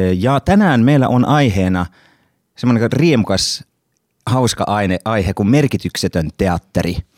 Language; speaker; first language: Finnish; non-native, local second language; Swedish